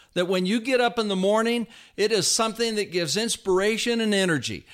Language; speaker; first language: English; native; English